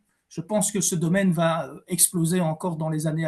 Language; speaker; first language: French; native; French